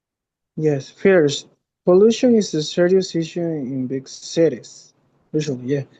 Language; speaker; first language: English; non-native, learner; Spanish